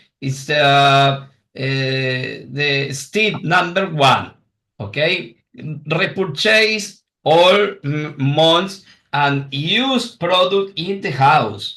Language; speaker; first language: English; non-native, learner; Spanish